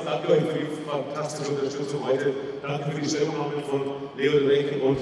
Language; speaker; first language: German; native; German